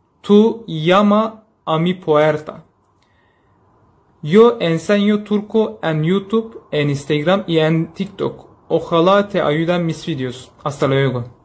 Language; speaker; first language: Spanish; non-native, learner; Turkish